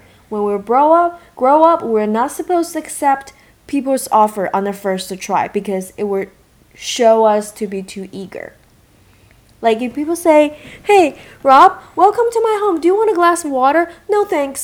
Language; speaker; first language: English; non-native, fluent; Chinese